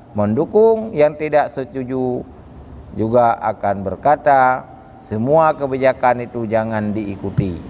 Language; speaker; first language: Malay; non-native, local second language; Achinese